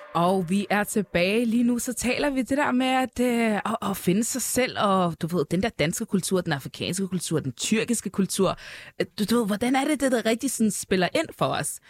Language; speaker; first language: Danish; early bilingual, other home language; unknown